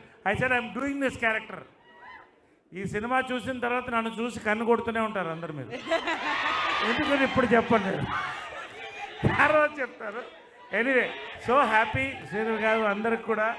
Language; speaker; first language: Telugu; native; Telugu